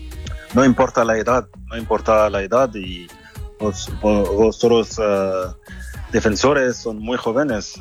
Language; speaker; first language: Spanish; non-native, fluent; French